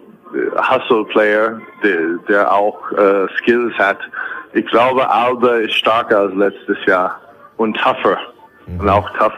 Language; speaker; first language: German; non-native, fluent; English